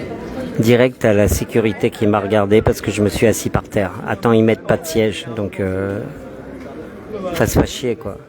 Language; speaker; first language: French; native; French